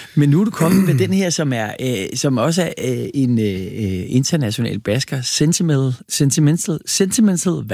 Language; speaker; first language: Danish; native; Danish